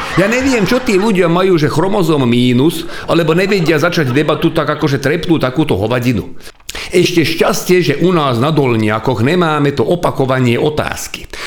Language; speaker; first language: Slovak; non-native, local second language; Hungarian